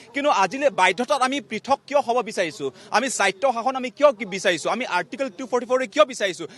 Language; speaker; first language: Assamese; non-native, local second language; Karbi